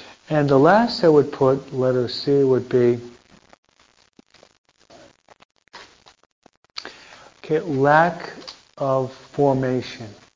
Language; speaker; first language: English; native; English